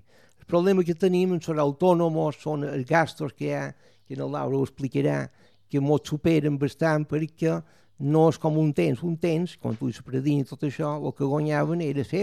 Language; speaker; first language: Catalan; native; Catalan